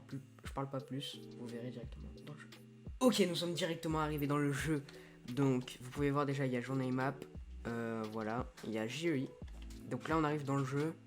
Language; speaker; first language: French; native; French